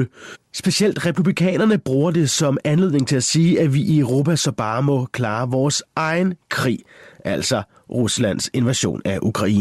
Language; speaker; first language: Danish; native; Danish